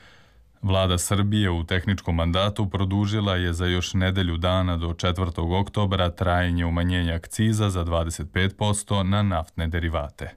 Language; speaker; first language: Serbian; native; Serbian